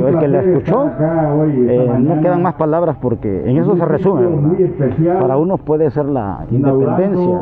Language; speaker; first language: Spanish; native; Spanish